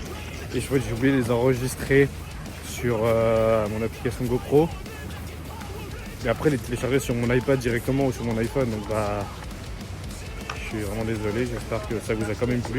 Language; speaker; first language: French; native; French